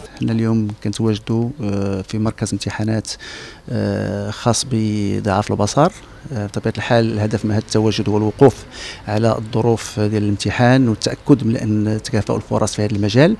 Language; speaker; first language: Arabic; native; Arabic